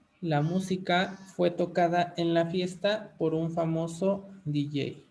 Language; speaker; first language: Spanish; native; Spanish